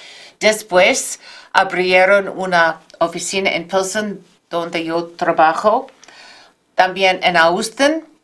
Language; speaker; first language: Spanish; non-native, fluent; English